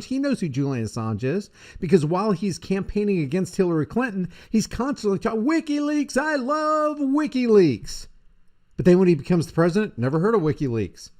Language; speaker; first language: English; native; English